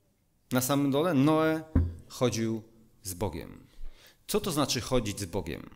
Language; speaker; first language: Polish; native; Polish